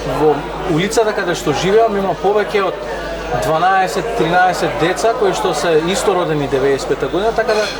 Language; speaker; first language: Macedonian; non-native, local second language; Romany